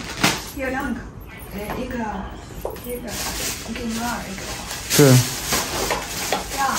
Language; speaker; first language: Chinese; non-native, learner; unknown